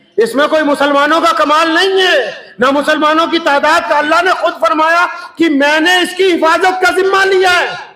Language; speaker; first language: Urdu; native; Urdu